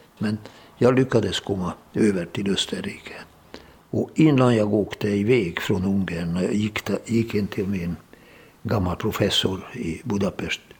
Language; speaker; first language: Swedish; non-native, fluent; Hungarian